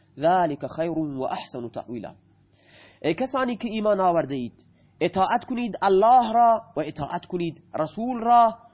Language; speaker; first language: Persian; native; Persian